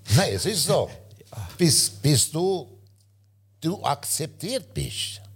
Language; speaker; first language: German; non-native, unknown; Italian